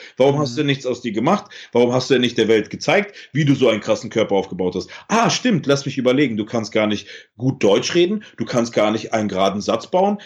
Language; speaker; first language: German; early bilingual, other home language; Russian